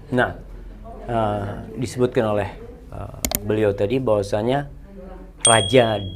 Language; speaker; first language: Indonesian; native; Indonesian